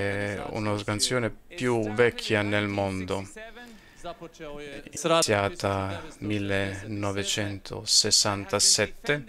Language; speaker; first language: Italian; non-native, fluent; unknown